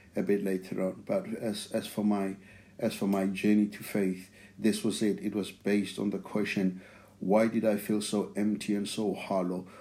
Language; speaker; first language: English; non-native, local second language; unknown